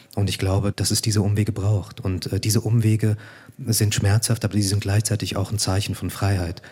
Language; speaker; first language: German; native; German